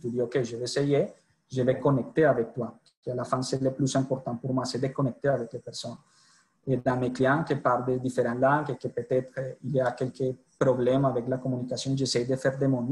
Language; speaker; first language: French; non-native, fluent; Spanish